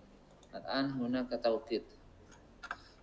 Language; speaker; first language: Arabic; non-native, fluent; Indonesian